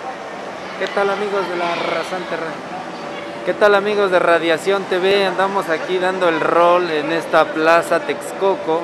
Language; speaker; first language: Spanish; native; Spanish